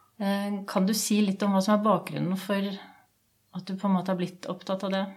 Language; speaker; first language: Norwegian; native; Norwegian